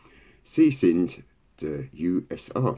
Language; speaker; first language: German; non-native, learner; English